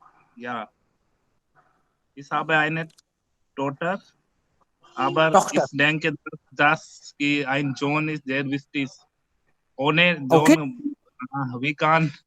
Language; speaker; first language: German; non-native, learner; Hindi